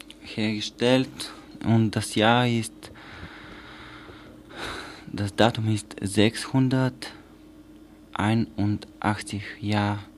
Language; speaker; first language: German; non-native, learner; Bulgarian